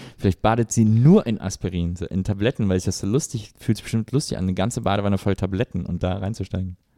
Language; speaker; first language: German; native; German